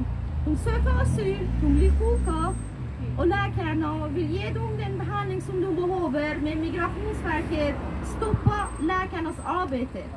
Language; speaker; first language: Swedish; non-native, fluent; Persian